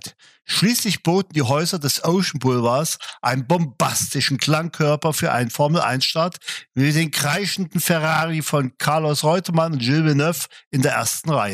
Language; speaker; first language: German; native; German